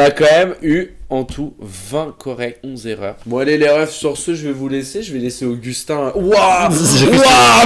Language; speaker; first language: French; native; French